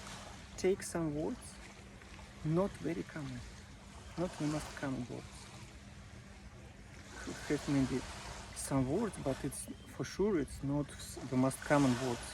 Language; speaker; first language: English; non-native, learner; Russian